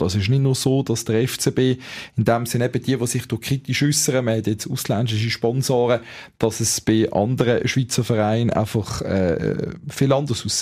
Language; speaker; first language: German; native; German